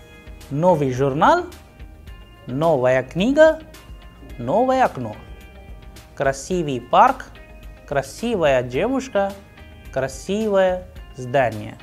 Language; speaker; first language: Russian; non-native, fluent; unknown